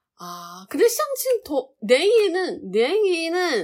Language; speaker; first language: Korean; non-native, learner; Chinese